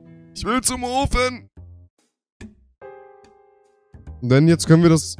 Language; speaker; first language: German; native; German